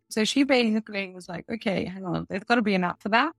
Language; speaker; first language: English; early bilingual, other home language; Russian